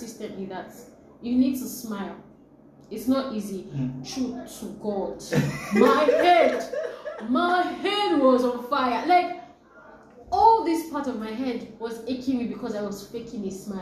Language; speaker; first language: English; non-native, local second language; Yoruba